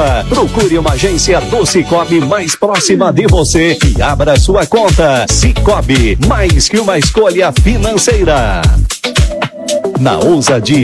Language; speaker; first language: Portuguese; native; Portuguese